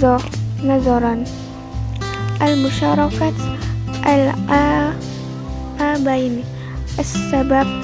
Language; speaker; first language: Arabic; non-native, learner; Indonesian